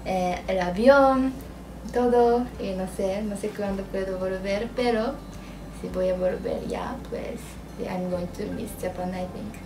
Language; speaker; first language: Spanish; non-native, learner; Japanese